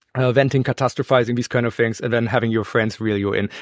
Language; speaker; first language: English; non-native, fluent; German